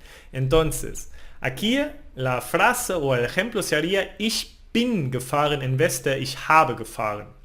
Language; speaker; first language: Spanish; non-native, fluent; German